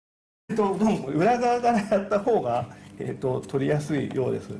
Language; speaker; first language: Japanese; native; Japanese